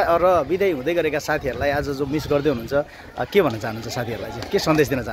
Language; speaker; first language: Nepali; native; Nepali